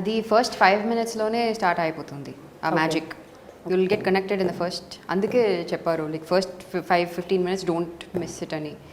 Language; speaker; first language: Telugu; non-native, learner; Tamil